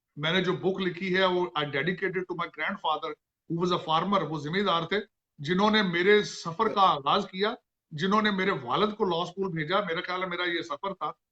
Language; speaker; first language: Urdu; non-native, local second language; Punjabi